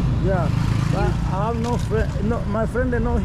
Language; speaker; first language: English; non-native, fluent; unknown